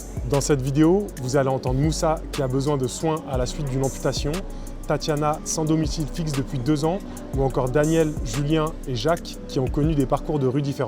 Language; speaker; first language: French; native; French